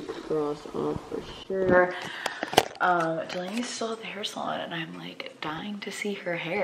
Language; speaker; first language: English; native; English